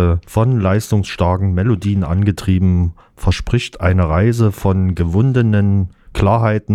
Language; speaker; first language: German; native; German